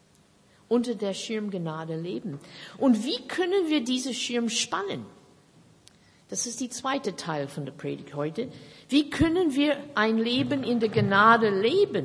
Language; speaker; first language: German; non-native, fluent; English